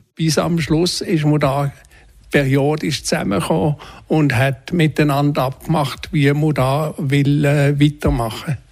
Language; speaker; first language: Swiss German; native; Swiss German